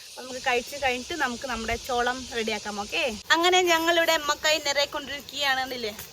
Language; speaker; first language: Malayalam; native; Malayalam